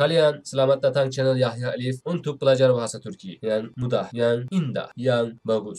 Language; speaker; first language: Indonesian; non-native, learner; Turkish